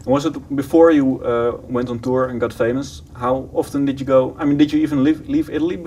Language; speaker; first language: English; native; English